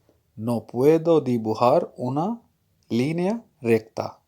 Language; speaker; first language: Spanish; non-native, fluent; Urdu